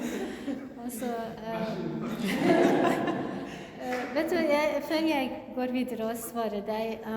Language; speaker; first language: Norwegian; non-native, learner; Kurdish